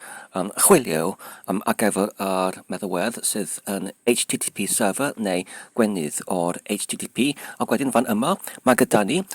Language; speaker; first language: Welsh; non-native, learner; English